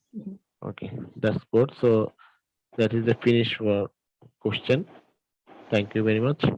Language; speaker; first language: English; non-native, learner; Bangla